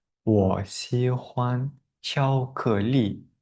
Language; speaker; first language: Chinese; non-native, fluent; Uzbek